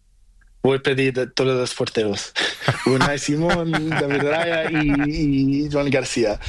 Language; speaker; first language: Spanish; non-native, learner; Portuguese